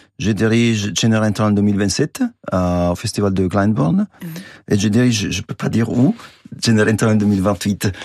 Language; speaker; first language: French; non-native, fluent; Italian